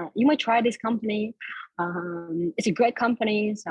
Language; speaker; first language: English; non-native, fluent; Kazakh